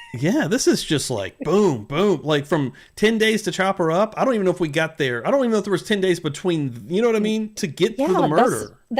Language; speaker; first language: English; native; English